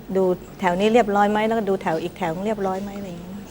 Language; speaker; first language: Thai; native; Thai